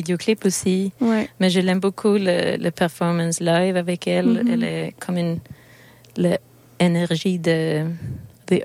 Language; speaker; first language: French; non-native, learner; Swedish